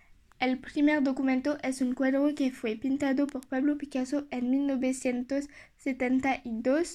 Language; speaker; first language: Spanish; non-native, learner; French